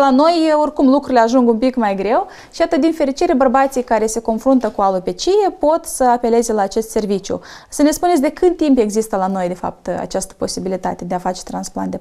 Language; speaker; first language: Romanian; native; Romanian